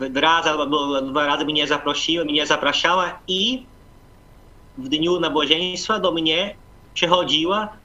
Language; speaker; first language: Polish; non-native, fluent; Portuguese